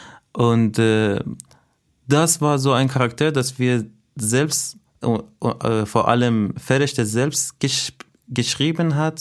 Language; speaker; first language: German; non-native, fluent; Persian